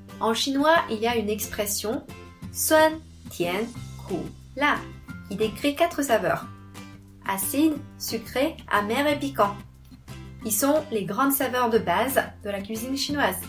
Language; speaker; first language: French; non-native, fluent; Chinese